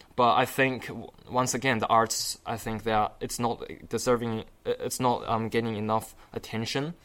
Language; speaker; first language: English; non-native, fluent; Chinese